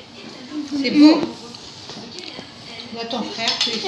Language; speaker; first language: French; non-native, fluent; Arabic